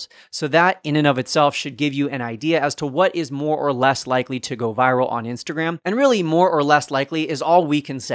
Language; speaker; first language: English; native; English